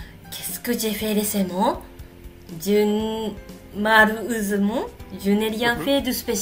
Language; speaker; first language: French; non-native, learner; Japanese